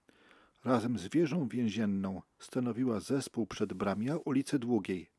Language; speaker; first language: Polish; native; Polish